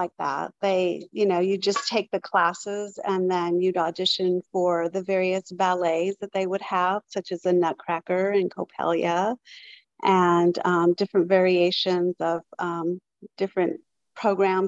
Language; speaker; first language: English; native; English